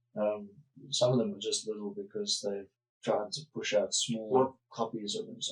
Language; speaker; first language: English; native; English